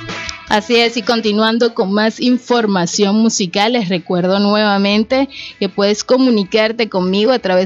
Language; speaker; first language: Spanish; native; Spanish